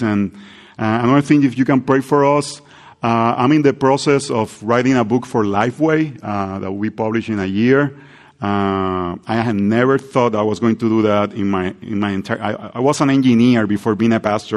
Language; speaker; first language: English; non-native, fluent; Spanish